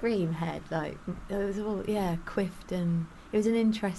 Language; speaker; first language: English; native; English